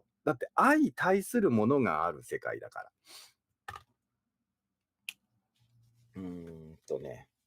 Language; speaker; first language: Japanese; native; Japanese